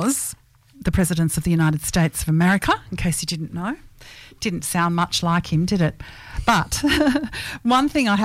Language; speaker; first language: English; native; English